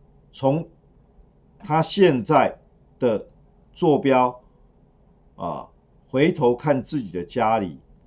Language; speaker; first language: Chinese; native; Chinese